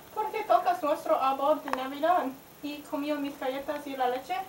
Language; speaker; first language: Spanish; non-native, learner; English